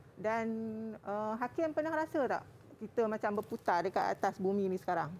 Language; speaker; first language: Malay; native; Malay